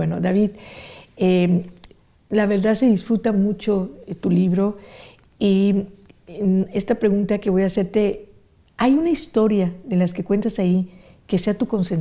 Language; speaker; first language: Spanish; native; Spanish